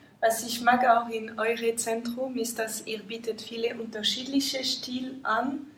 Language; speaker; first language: German; non-native, fluent; French